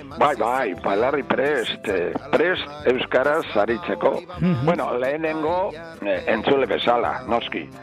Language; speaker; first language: Basque; non-native, local second language; Spanish